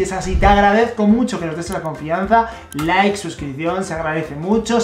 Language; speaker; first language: Spanish; native; Spanish